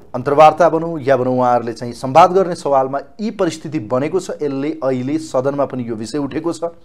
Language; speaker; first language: Nepali; native; Nepali